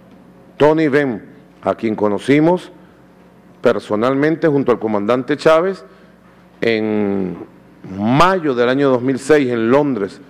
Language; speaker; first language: Spanish; native; Spanish